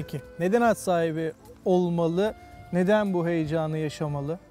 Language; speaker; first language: Turkish; native; Turkish